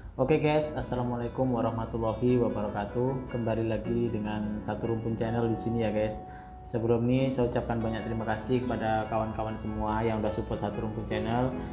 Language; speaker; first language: Indonesian; native; Indonesian